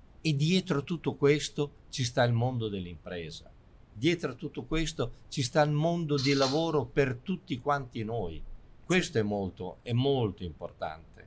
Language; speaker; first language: Italian; native; Italian